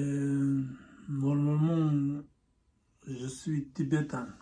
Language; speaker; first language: French; non-native, learner; Tibetan